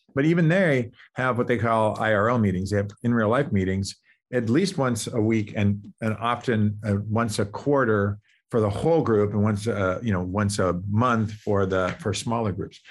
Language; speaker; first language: English; native; English